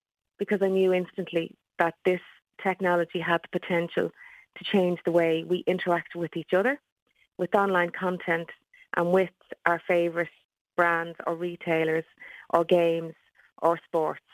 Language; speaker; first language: English; native; English